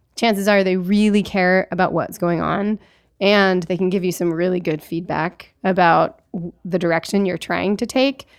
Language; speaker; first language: English; native; English